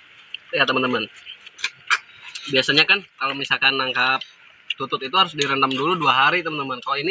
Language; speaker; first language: Indonesian; non-native, local second language; Sundanese